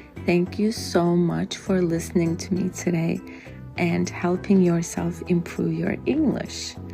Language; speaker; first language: English; non-native, fluent; Turkish